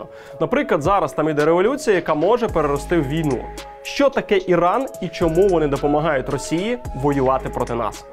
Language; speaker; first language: Ukrainian; native; Ukrainian